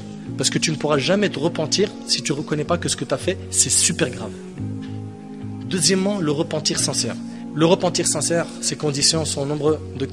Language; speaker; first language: French; native; French